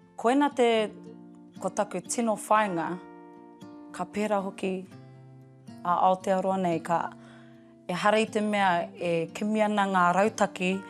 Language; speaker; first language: Māori; non-native, local second language; English